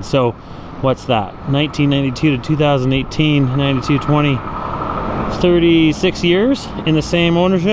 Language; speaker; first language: English; native; English